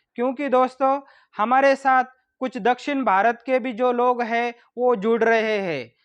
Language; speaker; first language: Hindi; non-native, local second language; Marathi